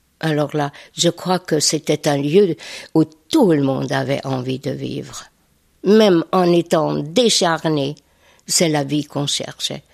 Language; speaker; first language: French; non-native, fluent; Hungarian